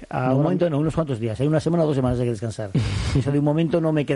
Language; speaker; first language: Spanish; native; Spanish